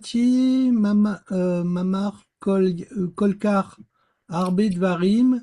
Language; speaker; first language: Hebrew; non-native, learner; French